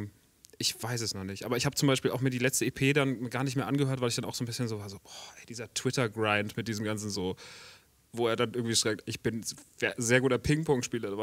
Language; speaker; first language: German; native; German